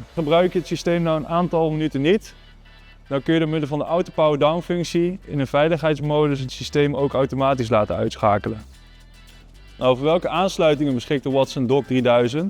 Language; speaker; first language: Dutch; native; Dutch